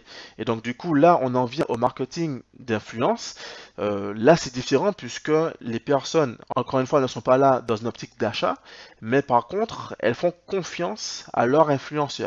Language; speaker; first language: French; native; French